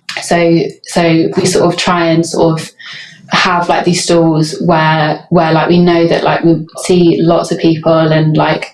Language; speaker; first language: English; native; English